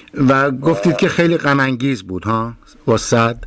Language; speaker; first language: Persian; native; Persian